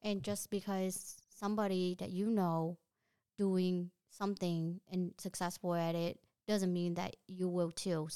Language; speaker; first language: English; early bilingual, other home language; Vietnamese